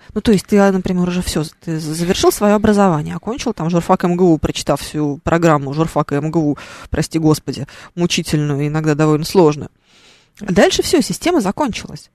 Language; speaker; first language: Russian; native; Russian